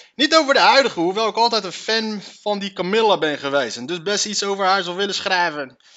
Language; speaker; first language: Dutch; native; Dutch